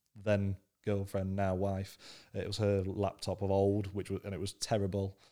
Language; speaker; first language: English; native; English